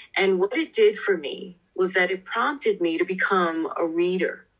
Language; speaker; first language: English; native; English